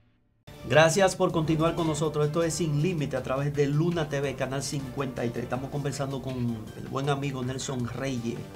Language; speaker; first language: Spanish; native; Spanish